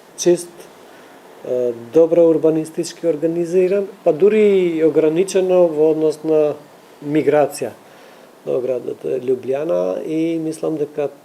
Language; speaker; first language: Macedonian; non-native, local second language; Albanian